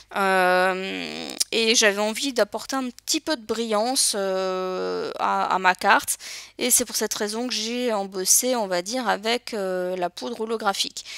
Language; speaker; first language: French; native; French